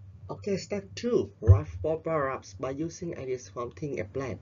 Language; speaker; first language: English; non-native, fluent; Vietnamese